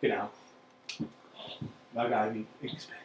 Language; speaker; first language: German; native; German